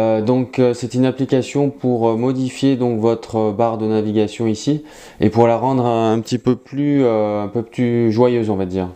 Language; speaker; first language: French; native; French